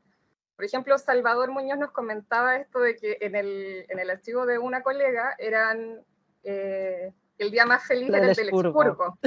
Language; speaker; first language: Spanish; native; Spanish